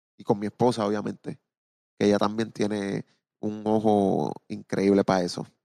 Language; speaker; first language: Spanish; native; Spanish